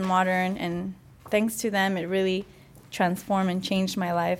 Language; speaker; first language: English; early bilingual, other home language; Spanish